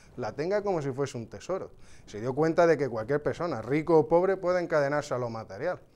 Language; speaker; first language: Spanish; native; Spanish